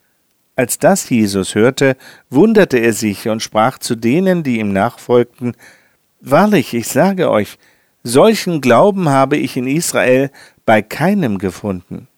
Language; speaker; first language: German; native; German